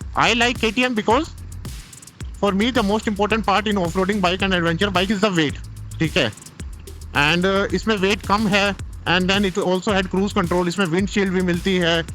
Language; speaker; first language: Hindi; native; Hindi